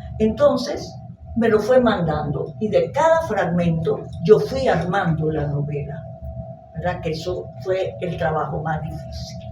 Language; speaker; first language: Spanish; early bilingual, other home language; Hebrew